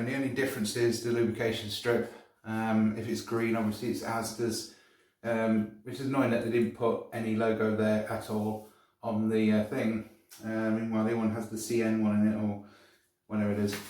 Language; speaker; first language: English; native; English